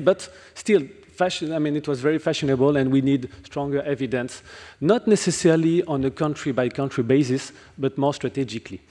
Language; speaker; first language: English; non-native, fluent; French